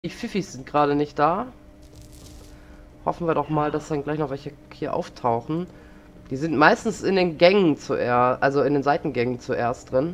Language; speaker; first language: German; native; German